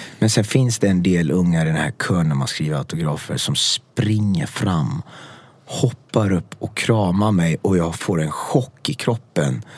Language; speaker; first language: Swedish; early bilingual, other home language; Persian